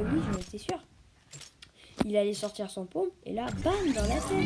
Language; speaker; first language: French; native; French